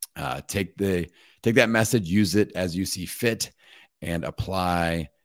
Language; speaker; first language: English; native; English